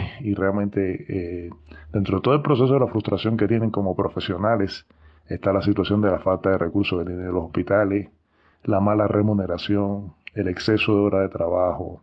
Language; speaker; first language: Spanish; native; Spanish